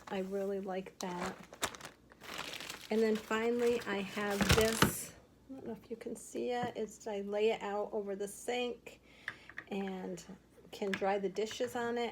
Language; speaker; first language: English; native; English